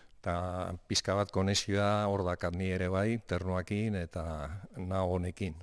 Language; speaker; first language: Basque; non-native, local second language; Spanish